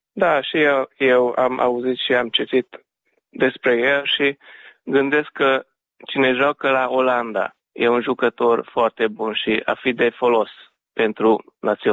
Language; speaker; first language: Romanian; early bilingual, heritage; Romanian